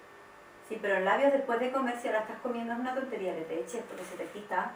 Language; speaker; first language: Spanish; native; Spanish